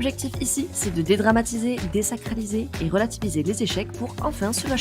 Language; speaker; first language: French; native; French